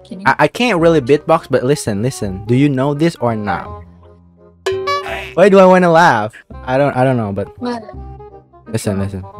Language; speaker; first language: English; non-native, learner; Indonesian